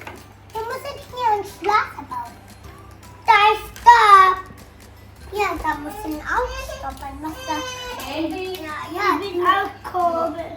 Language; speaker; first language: German; early bilingual, other home language; Telugu